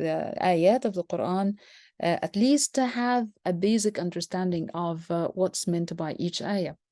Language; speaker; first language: English; non-native, fluent; Arabic